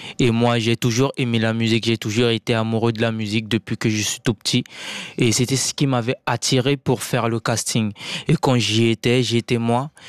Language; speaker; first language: French; non-native, local second language; Sango